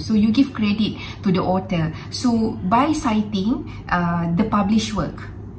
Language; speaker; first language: English; non-native, local second language; Malay